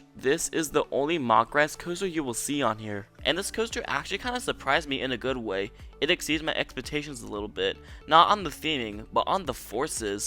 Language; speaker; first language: English; native; English